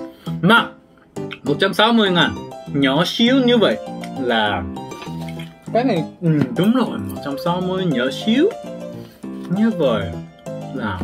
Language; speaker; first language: Vietnamese; non-native, learner; Korean